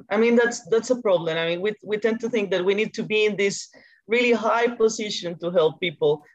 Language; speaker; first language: English; non-native, fluent; Spanish